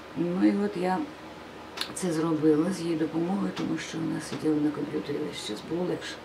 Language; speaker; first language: Ukrainian; non-native, local second language; Russian